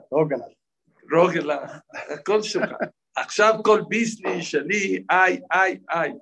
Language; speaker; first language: Hebrew; non-native, fluent; Spanish